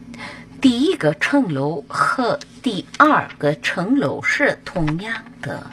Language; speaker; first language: Chinese; non-native, fluent; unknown